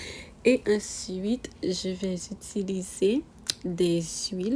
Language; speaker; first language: French; non-native, local second language; Haitian Creole